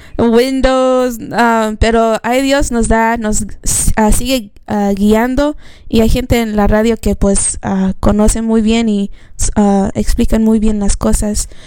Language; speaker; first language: Spanish; early bilingual, heritage; Spanish